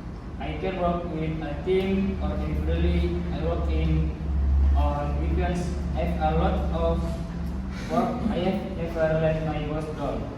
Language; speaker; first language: English; non-native, learner; Indonesian